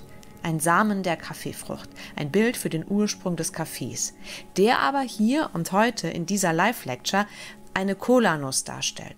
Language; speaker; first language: German; native; German